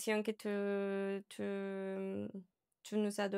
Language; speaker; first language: French; non-native, learner; Spanish